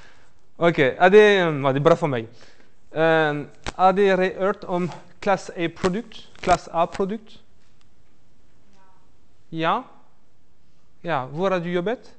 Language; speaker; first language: Norwegian; non-native, fluent; French